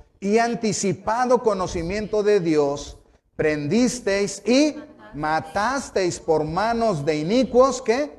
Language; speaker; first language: Spanish; native; Spanish